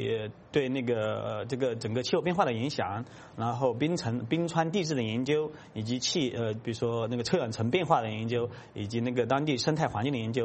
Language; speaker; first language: Chinese; native; Chinese